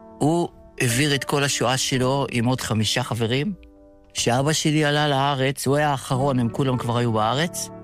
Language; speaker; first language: Hebrew; early bilingual, other home language; Yiddish